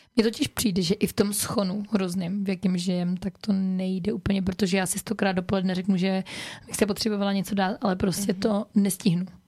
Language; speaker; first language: Czech; native; Czech